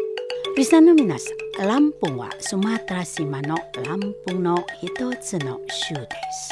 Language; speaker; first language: Japanese; non-native, learner; Indonesian